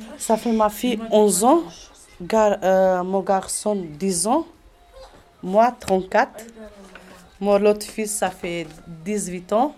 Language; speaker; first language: French; non-native, learner; Macedonian